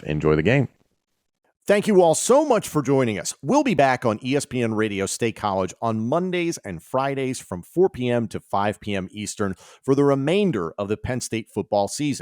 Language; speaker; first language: English; native; English